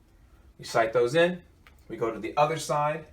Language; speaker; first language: English; native; English